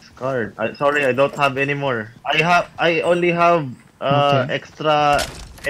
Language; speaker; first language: English; non-native, local second language; Filipino